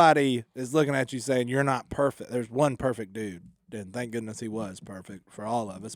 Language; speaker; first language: English; native; English